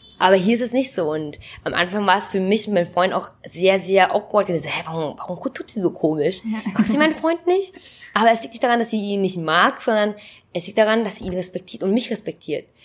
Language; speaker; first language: German; early bilingual, other home language; Vietnamese